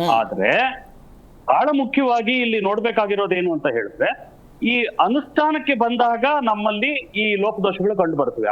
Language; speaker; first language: Kannada; native; Kannada